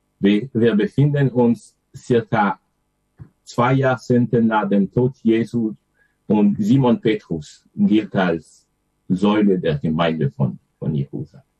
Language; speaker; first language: German; non-native, fluent; French